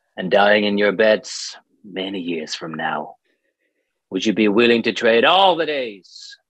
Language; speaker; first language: English; non-native, fluent; Finnish